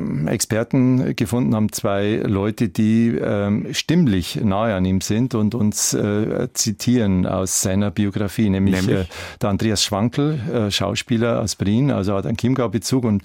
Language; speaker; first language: German; native; German